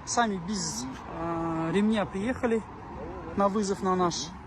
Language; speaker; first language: Russian; non-native, local second language; Kazakh